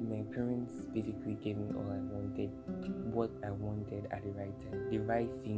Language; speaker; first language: English; non-native, local second language; Yoruba